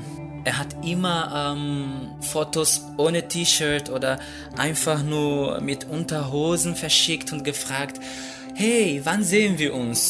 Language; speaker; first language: German; non-native, fluent; Portuguese